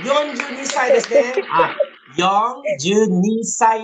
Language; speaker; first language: Japanese; non-native, fluent; Malay